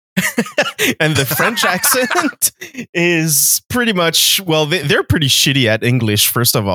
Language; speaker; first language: English; non-native, fluent; French